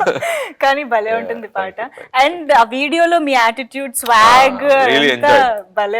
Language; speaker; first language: Telugu; native; Telugu